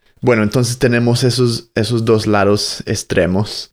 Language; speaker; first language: Spanish; non-native, fluent; English